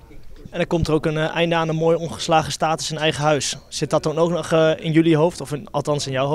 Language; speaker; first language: Dutch; native; Dutch